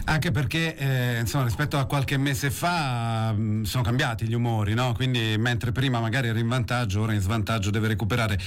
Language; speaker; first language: Italian; native; Italian